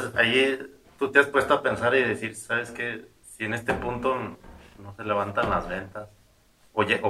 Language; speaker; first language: Spanish; native; Spanish